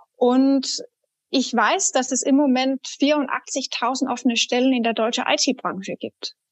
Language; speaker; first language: German; non-native, fluent; Danish